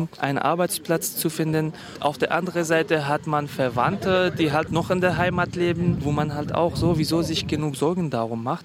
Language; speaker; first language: German; non-native, fluent; Kurdish